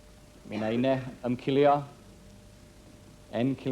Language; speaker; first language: Welsh; native; Welsh